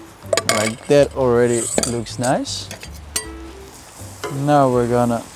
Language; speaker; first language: English; non-native, fluent; Dutch